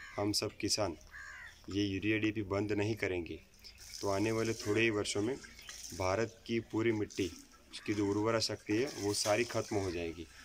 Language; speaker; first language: Hindi; non-native, local second language; Gujarati